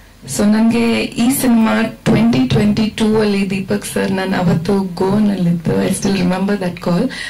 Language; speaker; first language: Kannada; non-native, fluent; Malayalam